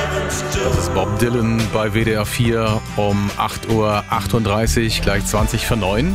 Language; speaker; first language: German; native; German